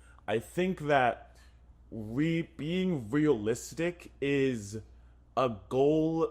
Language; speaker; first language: English; native; English